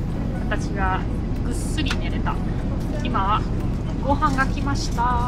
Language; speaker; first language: Japanese; non-native, fluent; German